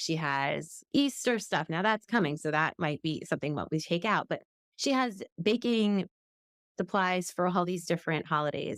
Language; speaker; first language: English; native; English